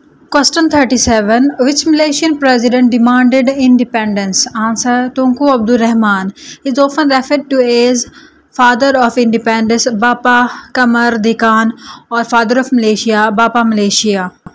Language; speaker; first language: English; non-native, local second language; Urdu